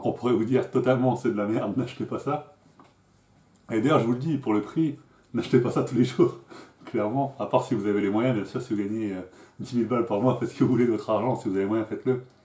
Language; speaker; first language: French; native; French